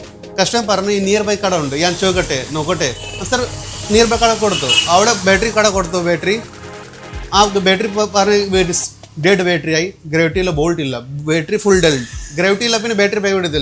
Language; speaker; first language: Malayalam; non-native, learner; Hindi